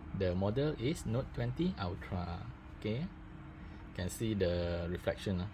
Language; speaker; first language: English; non-native, local second language; Malay